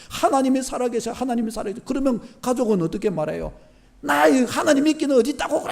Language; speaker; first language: Korean; native; Korean